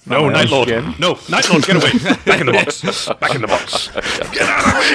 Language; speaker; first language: English; native; English